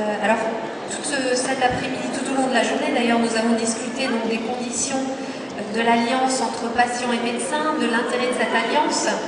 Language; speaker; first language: French; native; French